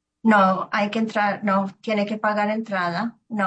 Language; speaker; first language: Spanish; early bilingual, heritage; Spanish